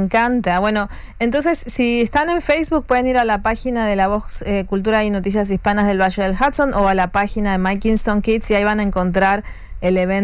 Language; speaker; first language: Spanish; native; Spanish